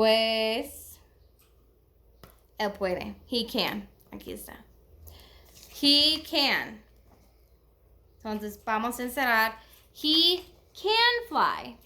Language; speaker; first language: Spanish; non-native, learner; English